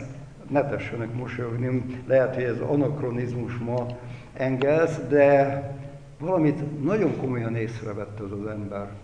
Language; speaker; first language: Hungarian; native; Hungarian